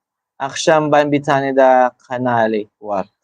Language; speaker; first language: Turkish; non-native, learner; Filipino